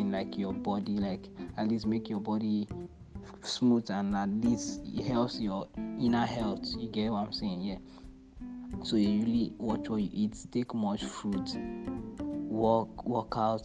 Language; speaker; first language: English; non-native, local second language; Igbo